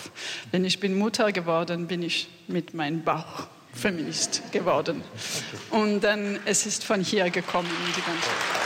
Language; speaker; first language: German; non-native, learner; French